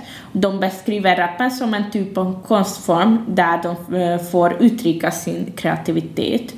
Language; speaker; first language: Swedish; non-native, fluent; Hungarian